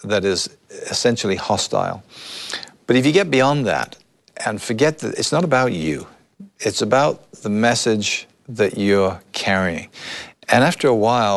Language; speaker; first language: English; native; English